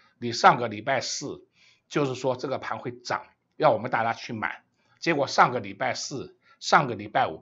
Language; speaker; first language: Chinese; native; Chinese